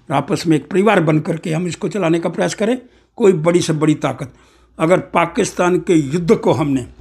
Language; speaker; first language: Hindi; non-native, local second language; Dogri